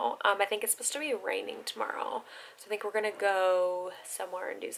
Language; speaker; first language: English; native; English